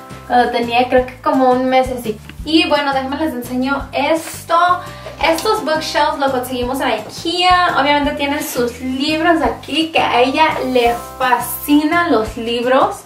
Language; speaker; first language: Spanish; early bilingual, heritage; Spanish